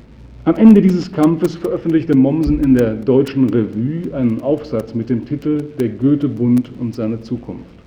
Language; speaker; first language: German; native; German